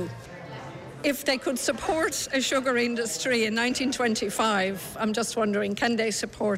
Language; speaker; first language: English; native; English